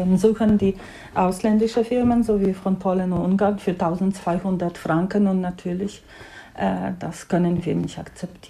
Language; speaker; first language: German; non-native, learner; Polish